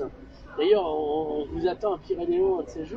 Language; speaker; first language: French; native; French